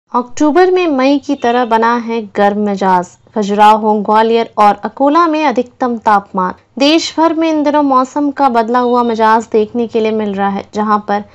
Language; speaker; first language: Hindi; non-native, local second language; Marathi